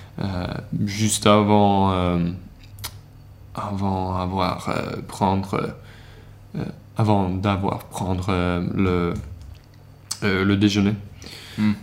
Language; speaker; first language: French; non-native, learner; Swedish